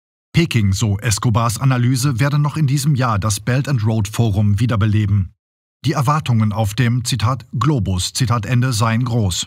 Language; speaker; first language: German; native; German